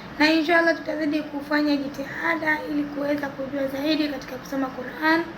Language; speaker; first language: Swahili; native; Swahili